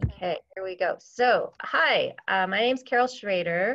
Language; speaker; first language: English; native; English